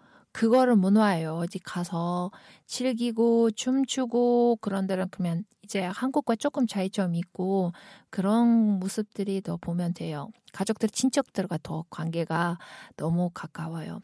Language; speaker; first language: Korean; non-native, fluent; Kyrgyz